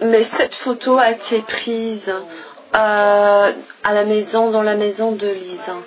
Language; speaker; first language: French; non-native, fluent; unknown